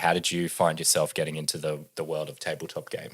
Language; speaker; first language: English; native; English